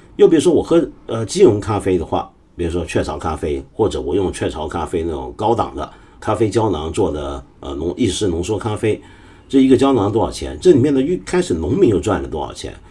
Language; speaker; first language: Chinese; non-native, local second language; Cantonese